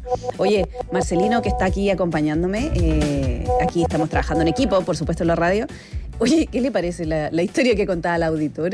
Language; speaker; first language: Spanish; native; Spanish